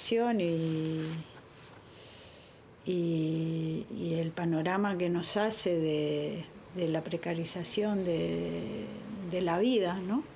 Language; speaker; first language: Spanish; native; Spanish